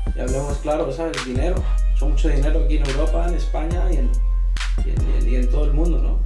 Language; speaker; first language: Spanish; early bilingual, other home language; English